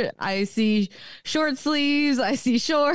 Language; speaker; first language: English; native; English